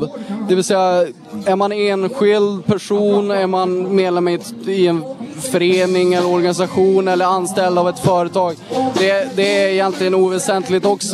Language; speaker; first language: Swedish; native; Swedish